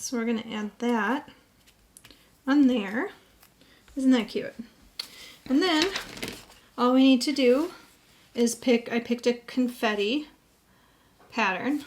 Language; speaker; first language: English; native; English